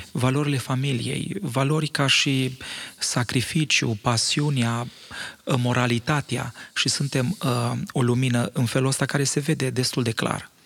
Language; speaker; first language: Romanian; native; Romanian